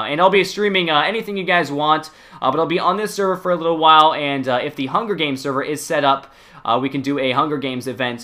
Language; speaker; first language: English; native; English